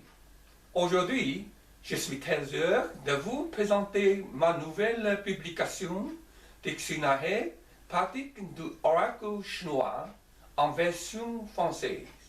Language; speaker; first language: French; non-native, learner; Chinese